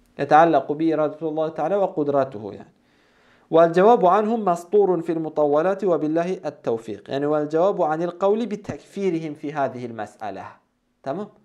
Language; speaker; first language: Arabic; non-native, fluent; Turkish